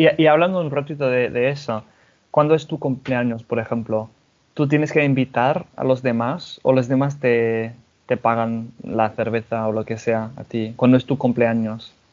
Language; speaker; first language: Spanish; non-native, fluent; English